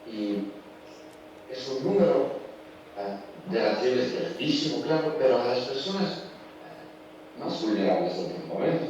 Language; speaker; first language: Spanish; non-native, learner; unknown